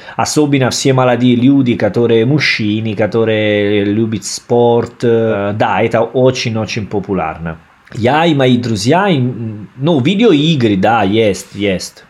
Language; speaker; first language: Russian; non-native, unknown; Italian